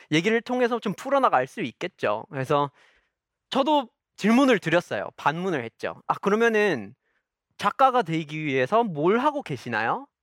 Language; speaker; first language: Korean; non-native, fluent; English